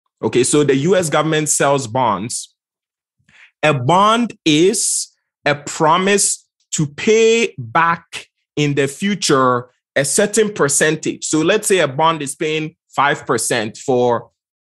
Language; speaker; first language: English; non-native, local second language; Akan